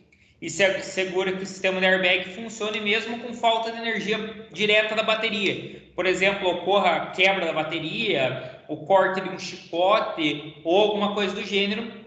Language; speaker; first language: Portuguese; native; Portuguese